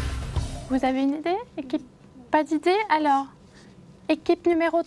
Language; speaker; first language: French; non-native, fluent; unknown